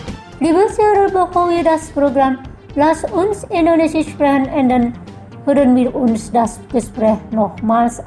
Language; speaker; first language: German; non-native, fluent; Indonesian